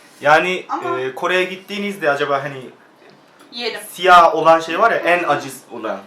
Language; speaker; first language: Turkish; non-native, fluent; Korean